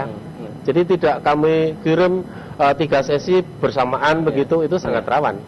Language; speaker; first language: Indonesian; native; Indonesian